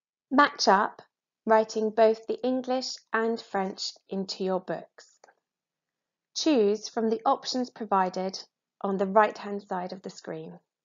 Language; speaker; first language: English; native; English